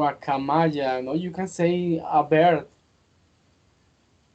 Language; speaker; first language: English; non-native, fluent; Spanish